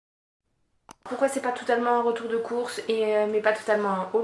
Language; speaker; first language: French; native; French